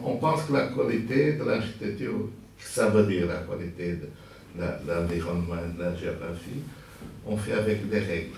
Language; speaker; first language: French; non-native, fluent; Portuguese